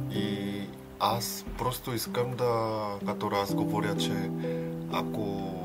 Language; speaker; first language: Bulgarian; non-native, learner; Korean